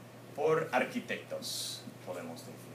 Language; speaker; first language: Spanish; non-native, fluent; English